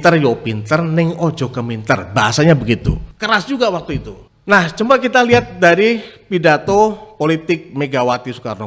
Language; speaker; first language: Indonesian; native; Indonesian